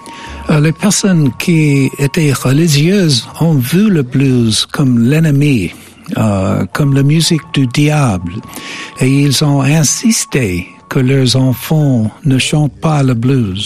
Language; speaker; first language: French; non-native, fluent; English